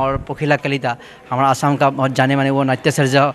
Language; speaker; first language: Hindi; non-native, local second language; Assamese